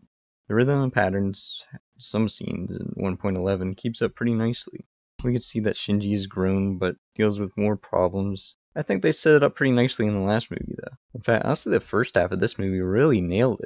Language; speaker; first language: English; native; English